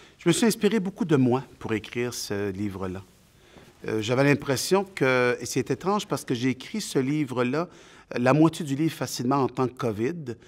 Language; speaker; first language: French; native; French